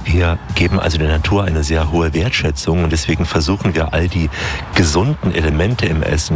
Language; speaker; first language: German; native; German